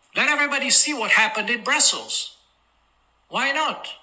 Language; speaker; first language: English; non-native, fluent; Hebrew